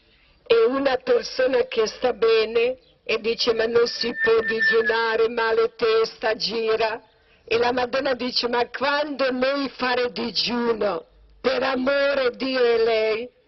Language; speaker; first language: Italian; non-native, learner; Croatian